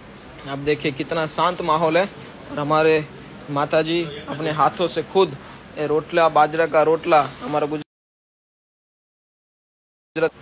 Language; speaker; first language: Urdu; non-native, local second language; Gujarati